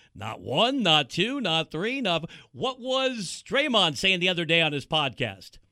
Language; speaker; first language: English; native; English